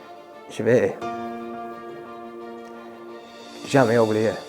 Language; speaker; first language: French; non-native, fluent; English